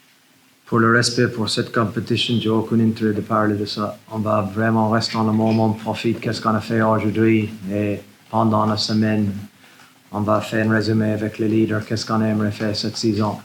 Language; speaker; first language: French; non-native, learner; English